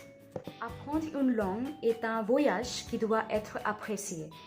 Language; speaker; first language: French; non-native, learner; Hindi